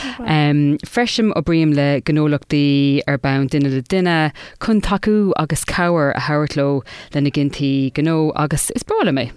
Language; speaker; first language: Irish; non-native, local second language; English